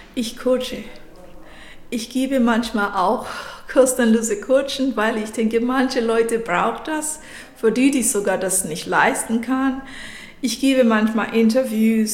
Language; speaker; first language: German; non-native, fluent; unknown